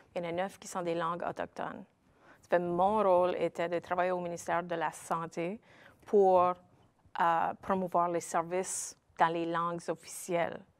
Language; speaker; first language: French; native; French